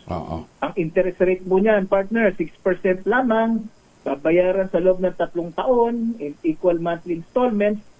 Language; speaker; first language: Filipino; native; Filipino